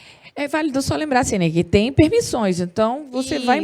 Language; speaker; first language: Portuguese; native; Portuguese